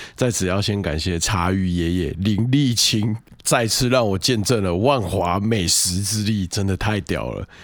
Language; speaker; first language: Chinese; native; Chinese